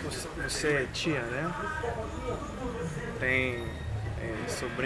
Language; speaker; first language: Portuguese; non-native, fluent; Spanish